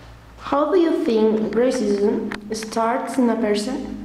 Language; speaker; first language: English; non-native, learner; Spanish